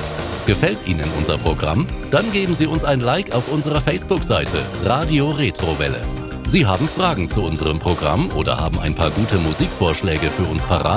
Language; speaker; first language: German; native; German